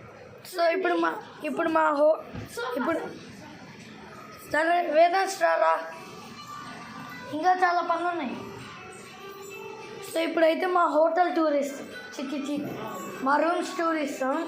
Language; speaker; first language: Telugu; native; Telugu